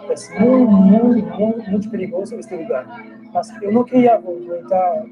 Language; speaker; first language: Portuguese; non-native, fluent; Haitian Creole